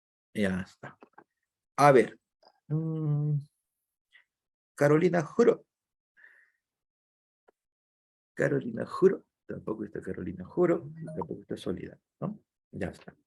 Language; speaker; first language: Spanish; native; Spanish